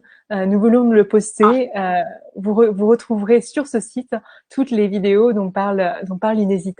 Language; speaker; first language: French; native; French